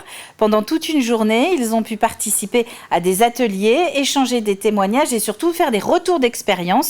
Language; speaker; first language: French; native; French